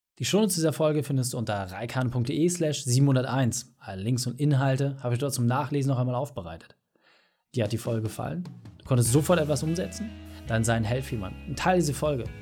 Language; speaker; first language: German; native; German